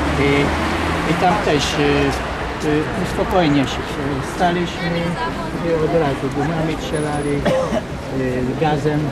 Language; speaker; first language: Polish; non-native, learner; Hungarian